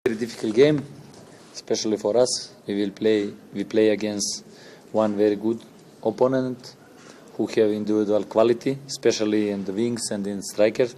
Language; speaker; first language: English; non-native, learner; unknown